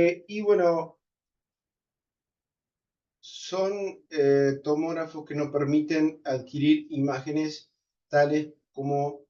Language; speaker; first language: Spanish; native; Spanish